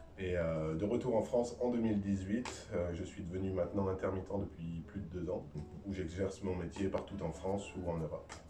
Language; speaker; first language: French; native; French